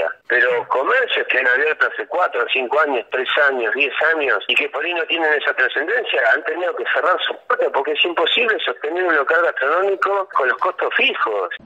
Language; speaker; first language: Spanish; native; Spanish